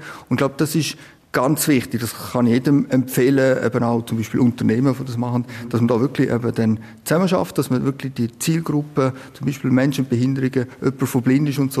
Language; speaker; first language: German; native; German